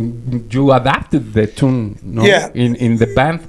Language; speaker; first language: English; non-native, learner; Spanish